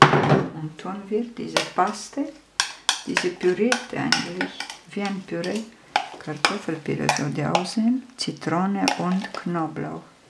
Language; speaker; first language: German; non-native, fluent; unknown